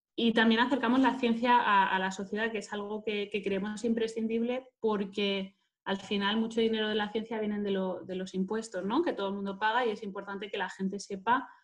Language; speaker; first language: Spanish; native; Spanish